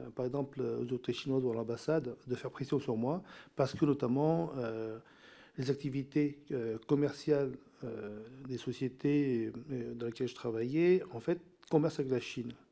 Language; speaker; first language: French; non-native, local second language; Min Nan Chinese